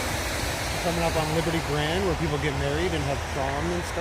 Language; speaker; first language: English; native; English